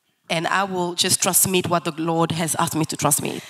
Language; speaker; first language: English; early bilingual, other home language; Lingala